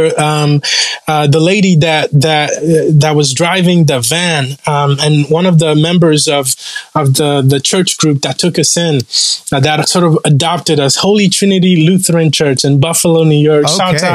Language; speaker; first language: English; non-native, local second language; Kinyarwanda